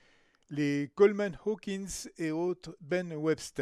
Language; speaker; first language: French; native; French